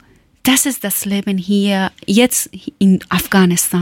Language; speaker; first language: German; non-native, learner; Persian